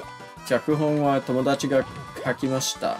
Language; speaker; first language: Japanese; non-native, learner; English